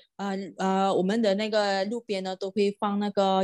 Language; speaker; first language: Chinese; non-native, local second language; Malay